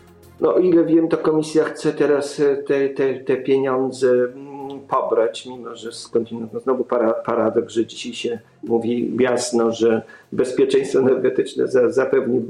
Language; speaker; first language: Polish; native; Polish